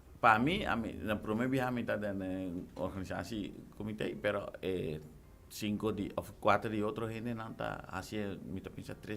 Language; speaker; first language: Spanish; non-native, local second language; Papiamento